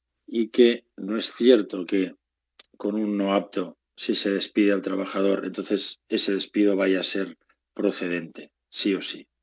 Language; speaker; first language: Spanish; native; Spanish